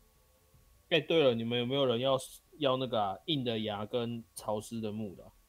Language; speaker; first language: Chinese; native; Chinese